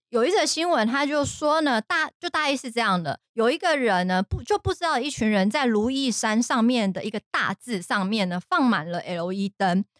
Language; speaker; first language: Chinese; non-native, fluent; Japanese